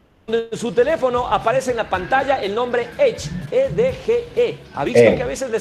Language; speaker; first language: Spanish; native; Spanish